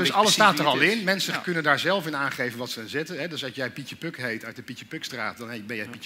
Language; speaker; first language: Dutch; native; Dutch